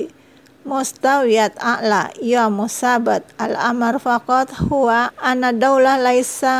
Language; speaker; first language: Arabic; non-native, fluent; Indonesian